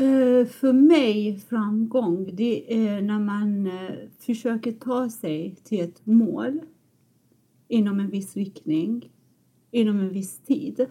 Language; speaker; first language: Swedish; non-native, fluent; Persian